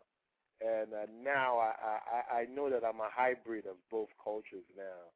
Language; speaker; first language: English; non-native, local second language; Yoruba